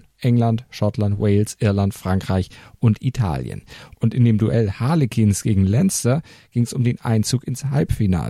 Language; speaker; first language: German; native; German